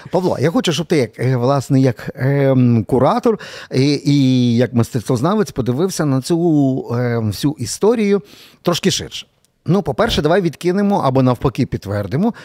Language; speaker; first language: Ukrainian; native; Ukrainian